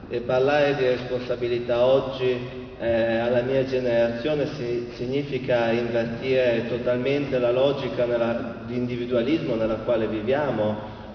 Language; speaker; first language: Italian; native; Italian